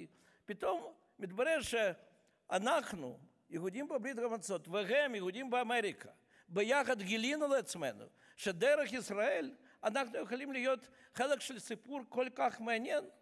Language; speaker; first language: Hebrew; non-native, fluent; Russian